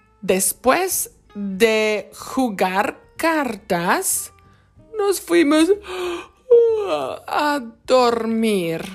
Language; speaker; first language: Spanish; non-native, fluent; English